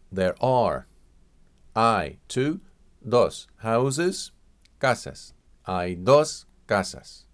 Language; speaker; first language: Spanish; non-native, fluent; English